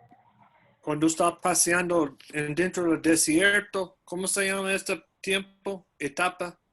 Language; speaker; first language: Spanish; non-native, learner; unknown